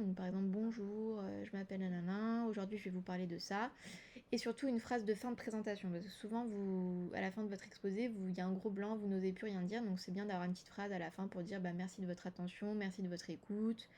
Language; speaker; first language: French; native; French